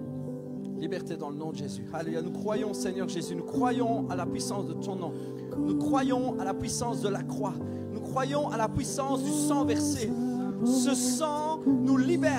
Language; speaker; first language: French; native; French